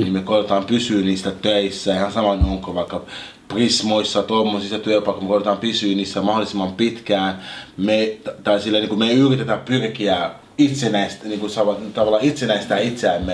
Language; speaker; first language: Finnish; early bilingual, other home language; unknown